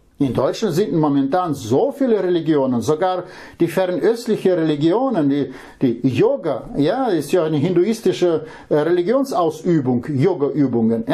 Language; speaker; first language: German; non-native, fluent; Russian